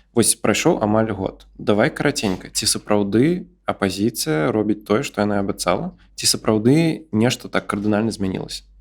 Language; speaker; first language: Belarusian; non-native, local second language; Russian